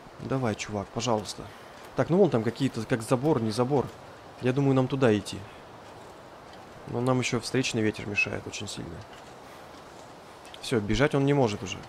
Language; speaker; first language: Russian; native; Russian